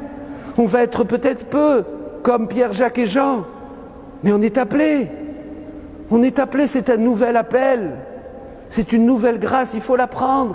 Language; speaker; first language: French; native; French